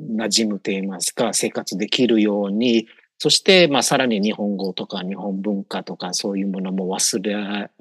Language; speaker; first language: Japanese; non-native, fluent; English